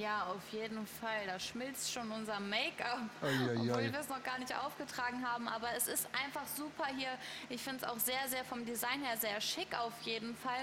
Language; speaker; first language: German; native; German